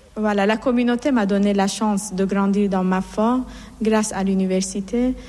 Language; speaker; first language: French; non-native, fluent; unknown